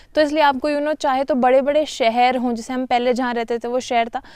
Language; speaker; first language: Hindi; native; Hindi